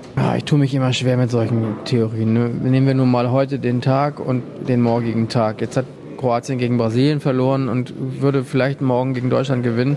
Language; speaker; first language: German; native; German